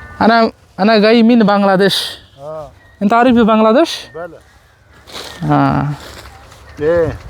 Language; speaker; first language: Arabic; non-native, learner; Bangla